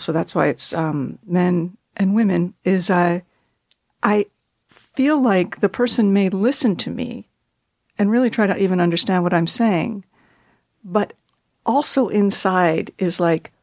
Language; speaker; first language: English; native; English